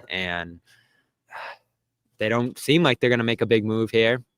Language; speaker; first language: English; native; English